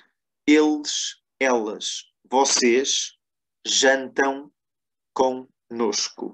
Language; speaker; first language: Portuguese; non-native, fluent; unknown